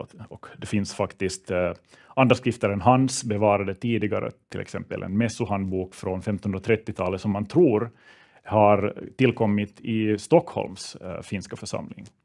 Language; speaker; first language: Swedish; native; Swedish